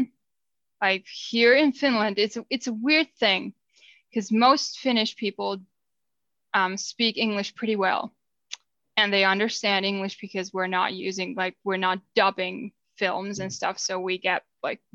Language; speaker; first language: English; non-native, fluent; Finnish